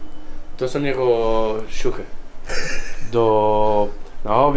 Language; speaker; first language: Polish; non-native, learner; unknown